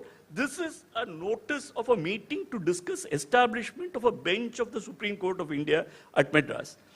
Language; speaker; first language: English; non-native, local second language; Tamil